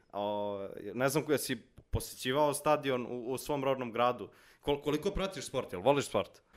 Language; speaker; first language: Serbian; native; Serbian